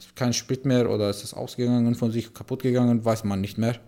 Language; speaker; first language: German; non-native, fluent; Arabic